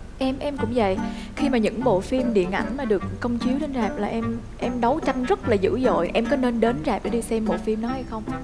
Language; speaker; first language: Vietnamese; native; Vietnamese